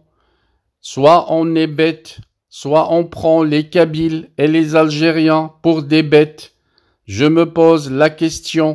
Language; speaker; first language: French; non-native, local second language; Arabic